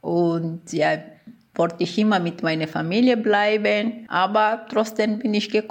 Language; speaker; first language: German; non-native, fluent; Portuguese